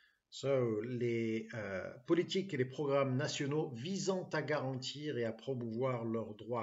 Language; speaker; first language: French; non-native, fluent; English